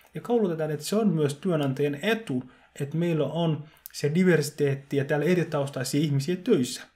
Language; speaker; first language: Finnish; early bilingual, other home language; Somali